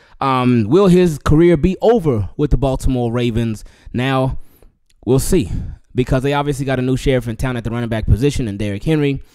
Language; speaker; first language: English; native; English